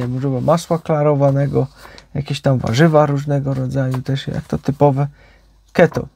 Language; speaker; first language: Polish; native; Polish